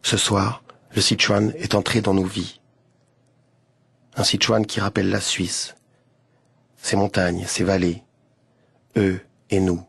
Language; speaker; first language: French; native; French